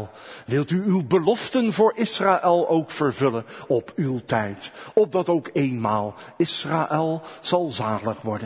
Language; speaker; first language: Dutch; native; Dutch